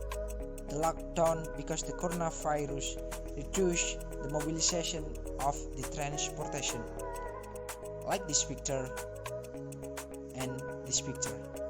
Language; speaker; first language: English; non-native, learner; Indonesian